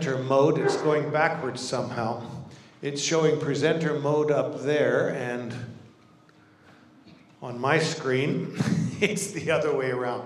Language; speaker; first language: English; native; English